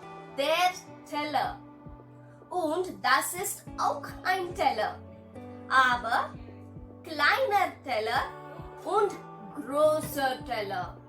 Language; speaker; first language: German; non-native, learner; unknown